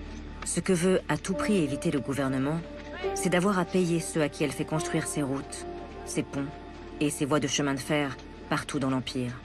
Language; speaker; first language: French; native; French